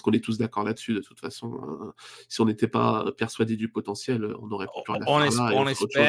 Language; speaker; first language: French; native; French